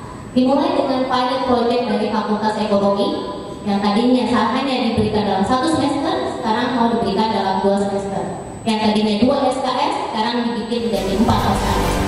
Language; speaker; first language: Indonesian; native; Indonesian